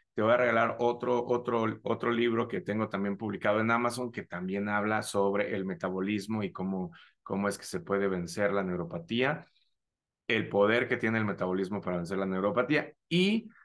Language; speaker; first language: Spanish; native; Spanish